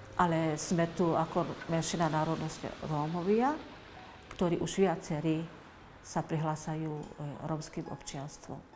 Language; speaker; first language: Slovak; non-native, local second language; Hungarian